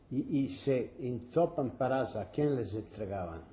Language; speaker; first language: Spanish; early bilingual, heritage; Ladino